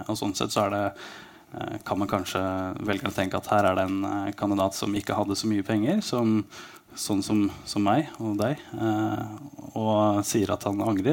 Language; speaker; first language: Norwegian; native; Norwegian